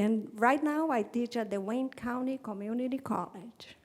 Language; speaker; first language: English; non-native, fluent; Portuguese